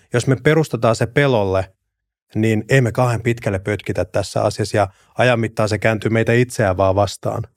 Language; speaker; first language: Finnish; early bilingual, other home language; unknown